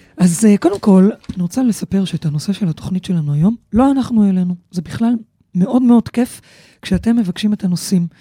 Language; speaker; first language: Hebrew; native; Hebrew